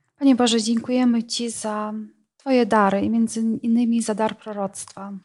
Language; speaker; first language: Polish; non-native, fluent; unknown